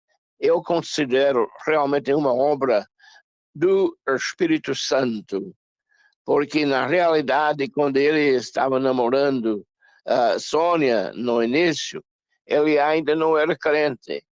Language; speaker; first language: Portuguese; non-native, fluent; English